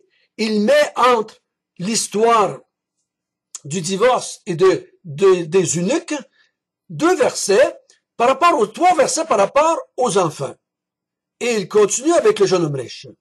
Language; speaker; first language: French; native; French